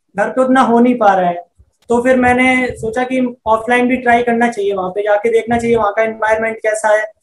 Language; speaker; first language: Hindi; native; Hindi